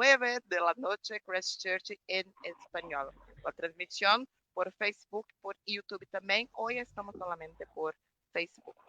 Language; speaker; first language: Spanish; non-native, fluent; Portuguese